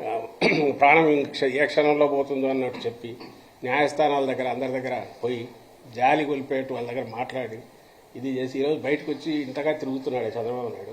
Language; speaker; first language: Telugu; native; Telugu